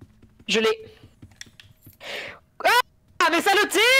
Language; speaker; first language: French; native; French